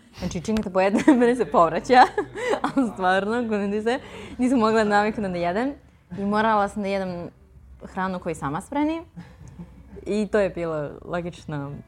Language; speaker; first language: Serbian; non-native, fluent; Chinese